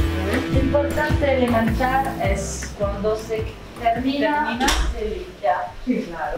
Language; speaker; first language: Spanish; non-native, learner; French